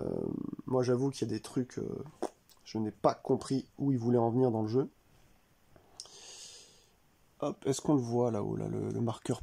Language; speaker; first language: French; native; French